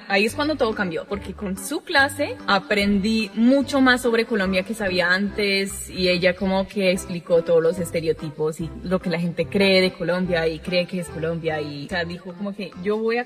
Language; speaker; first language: Spanish; non-native, fluent; English